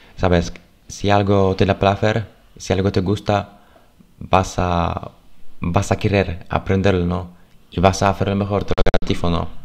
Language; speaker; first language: Spanish; non-native, fluent; Polish